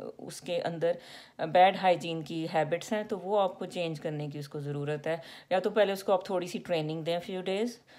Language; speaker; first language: Urdu; native; Urdu